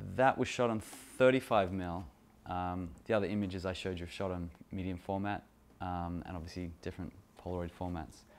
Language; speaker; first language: English; native; English